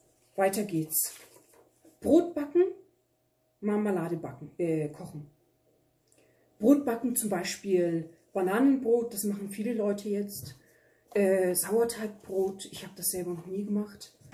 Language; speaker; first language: German; early bilingual, other home language; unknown